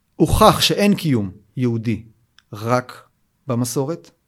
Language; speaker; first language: Hebrew; native; Hebrew